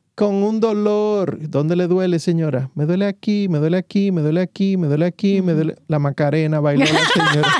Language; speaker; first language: Spanish; native; Spanish